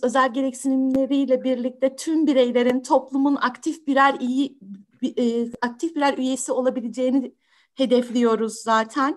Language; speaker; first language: Turkish; native; Turkish